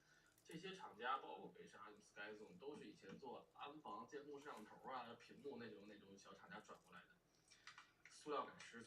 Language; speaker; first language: Chinese; native; Chinese